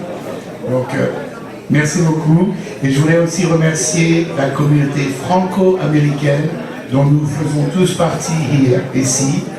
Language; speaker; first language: French; early bilingual, heritage; English